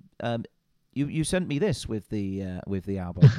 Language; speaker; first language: English; native; English